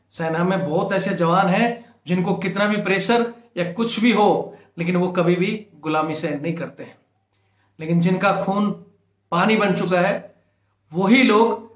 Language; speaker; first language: Hindi; native; Hindi